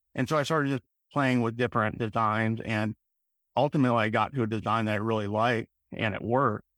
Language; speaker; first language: English; native; English